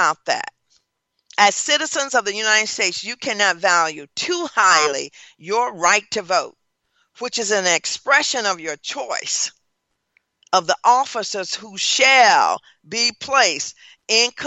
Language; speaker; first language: English; native; English